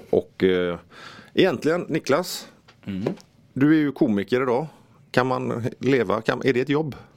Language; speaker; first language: Swedish; native; Swedish